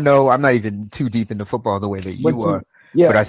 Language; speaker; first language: English; native; English